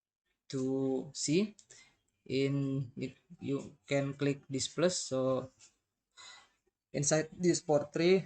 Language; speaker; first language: English; non-native, learner; Indonesian